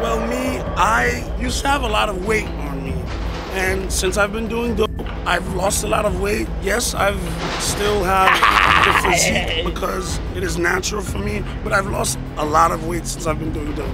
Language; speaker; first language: English; native; English